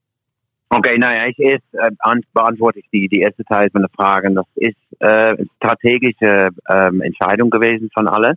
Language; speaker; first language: German; non-native, fluent; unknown